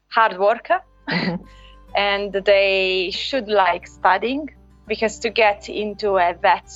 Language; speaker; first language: English; non-native, fluent; Italian